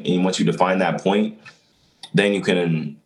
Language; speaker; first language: English; native; English